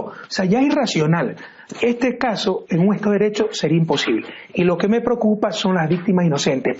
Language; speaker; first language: Spanish; native; Spanish